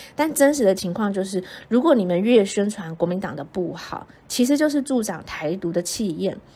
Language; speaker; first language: Chinese; native; Chinese